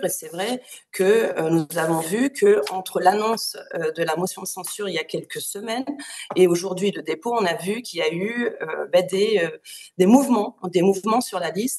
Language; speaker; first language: French; native; French